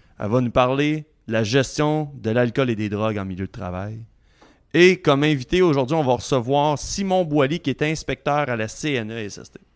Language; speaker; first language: French; native; French